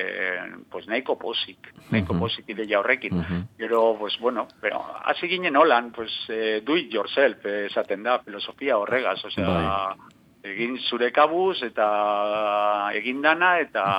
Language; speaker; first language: Basque; non-native, local second language; Spanish